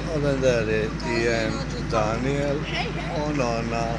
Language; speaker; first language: Swedish; non-native, fluent; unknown